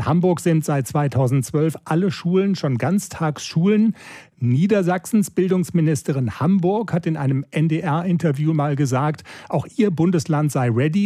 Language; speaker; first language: German; native; German